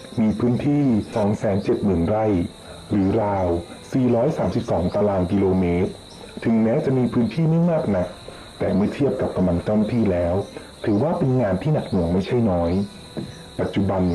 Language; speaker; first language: Thai; native; Thai